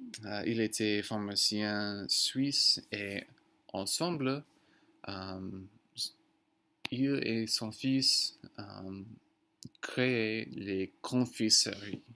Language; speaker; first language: French; non-native, learner; English